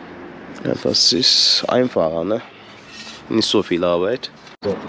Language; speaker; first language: German; non-native, learner; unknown